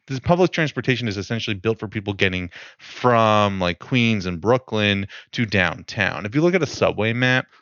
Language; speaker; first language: English; native; English